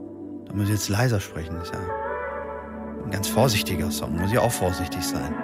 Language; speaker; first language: German; native; German